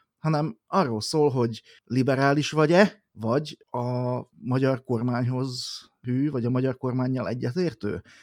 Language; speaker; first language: Hungarian; native; Hungarian